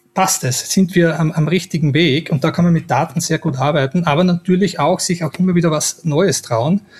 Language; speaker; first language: German; native; German